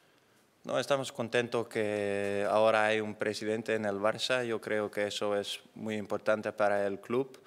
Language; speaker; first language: Spanish; non-native, fluent; Dutch